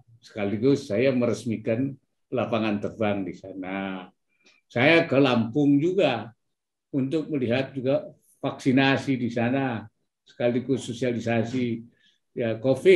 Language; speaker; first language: Indonesian; native; Indonesian